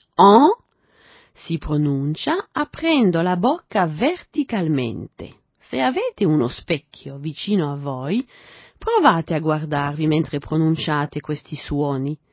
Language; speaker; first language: Italian; non-native, fluent; French